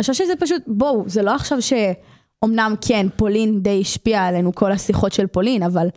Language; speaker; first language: Hebrew; native; Hebrew